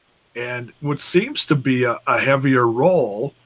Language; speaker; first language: English; native; English